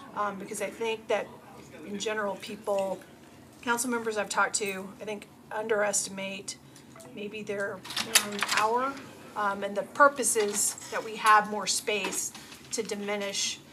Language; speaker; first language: English; native; English